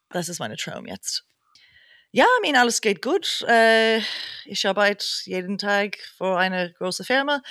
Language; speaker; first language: German; non-native, learner; English